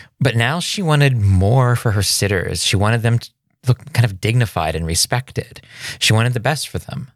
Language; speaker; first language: English; native; English